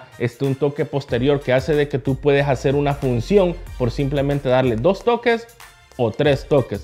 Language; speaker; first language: Spanish; native; Spanish